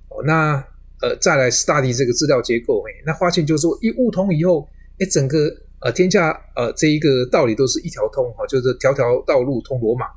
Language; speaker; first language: Chinese; native; Chinese